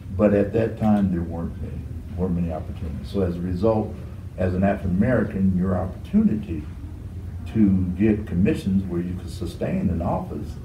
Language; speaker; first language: English; native; English